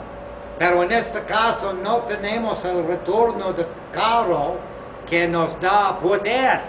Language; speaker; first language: Spanish; non-native, fluent; English